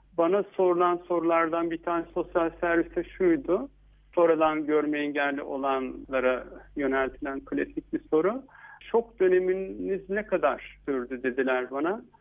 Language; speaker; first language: Turkish; native; Turkish